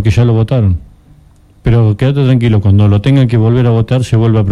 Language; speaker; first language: Spanish; native; Spanish